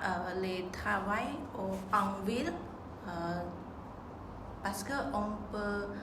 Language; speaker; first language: French; non-native, learner; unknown